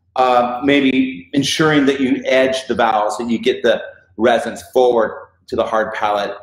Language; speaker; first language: English; native; English